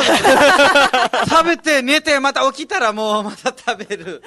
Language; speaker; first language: Japanese; non-native, fluent; Nepali